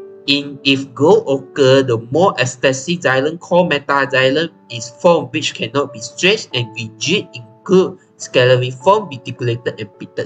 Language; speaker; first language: English; non-native, local second language; Chinese